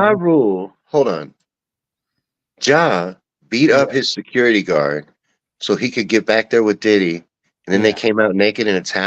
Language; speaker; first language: English; native; English